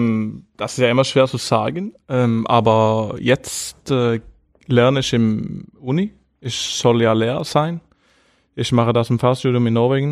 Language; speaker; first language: German; non-native, fluent; Norwegian